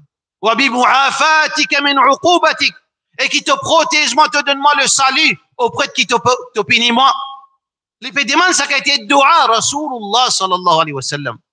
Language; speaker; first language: French; non-native, local second language; Morisyen